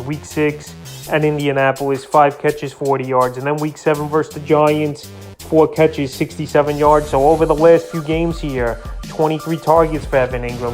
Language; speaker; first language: English; native; English